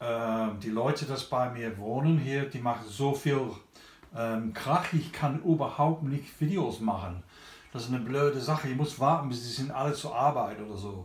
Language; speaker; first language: German; non-native, learner; English